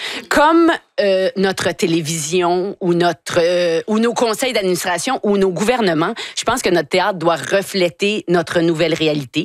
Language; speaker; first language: French; native; French